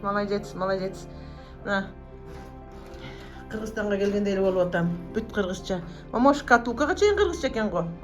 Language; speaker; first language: Kyrgyz; native; Kyrgyz